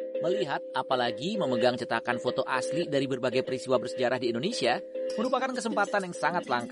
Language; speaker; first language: Indonesian; native; Indonesian